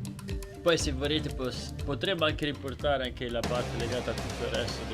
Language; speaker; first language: Italian; native; Italian